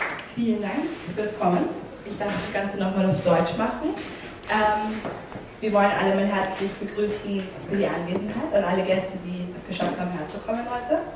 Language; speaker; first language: German; native; German